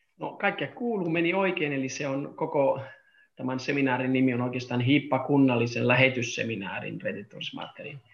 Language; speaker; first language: Finnish; non-native, fluent; Italian